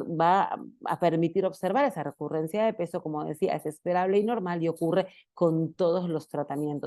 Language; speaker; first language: Spanish; native; Spanish